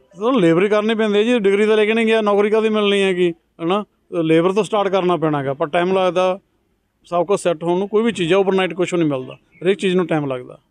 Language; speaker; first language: Punjabi; native; Punjabi